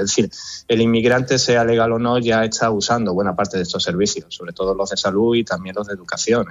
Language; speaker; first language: Spanish; native; Spanish